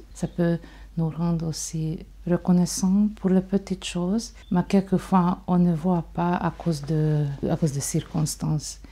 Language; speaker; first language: French; non-native, fluent; Hungarian